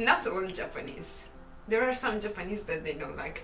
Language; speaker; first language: English; non-native, fluent; Italian